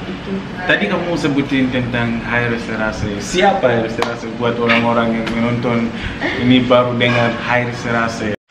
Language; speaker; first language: Indonesian; non-native, fluent; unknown